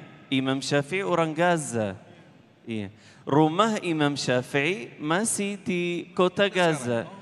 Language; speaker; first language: Indonesian; non-native, learner; Arabic